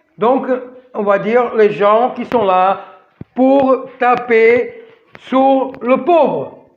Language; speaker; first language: French; non-native, fluent; Portuguese